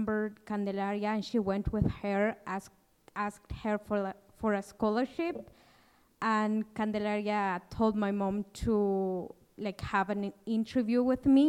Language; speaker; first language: English; non-native, fluent; Kaqchikel